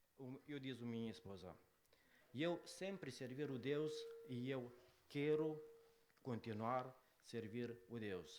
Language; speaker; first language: Portuguese; non-native, learner; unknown